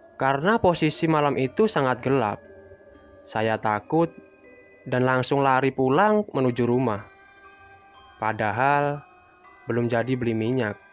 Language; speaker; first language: Indonesian; native; Indonesian